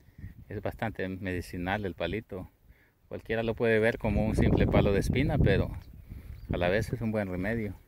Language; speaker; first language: Spanish; native; Spanish